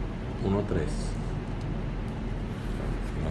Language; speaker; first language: Spanish; native; Spanish